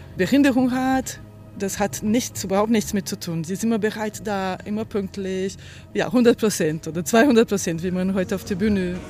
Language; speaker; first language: German; non-native, fluent; Portuguese